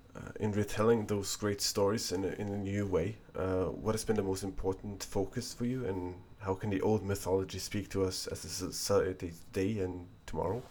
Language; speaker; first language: English; non-native, fluent; Norwegian